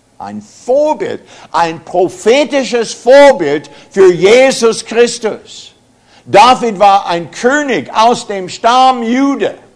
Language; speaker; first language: German; non-native, fluent; English